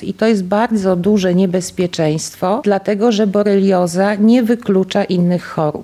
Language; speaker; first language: Polish; native; Polish